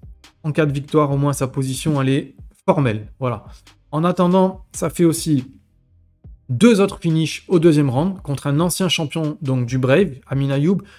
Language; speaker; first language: French; native; French